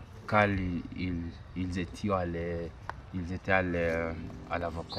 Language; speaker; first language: French; non-native, learner; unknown